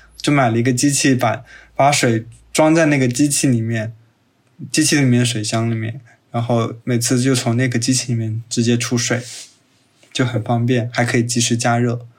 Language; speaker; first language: Chinese; native; Chinese